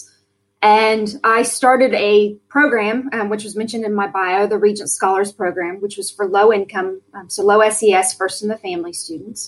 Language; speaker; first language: English; native; English